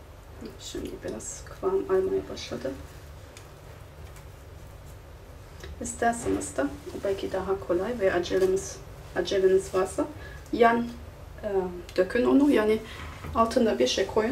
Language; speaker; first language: Turkish; non-native, fluent; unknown